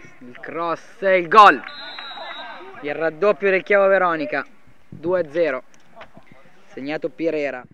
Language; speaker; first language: Italian; native; Italian